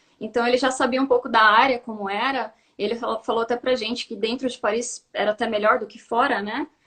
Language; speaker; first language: Portuguese; native; Portuguese